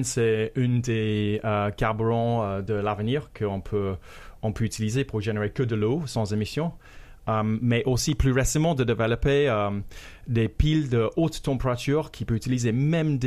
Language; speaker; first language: French; non-native, fluent; English